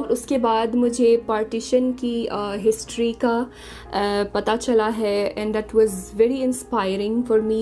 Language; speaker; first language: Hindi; non-native, fluent; Arabic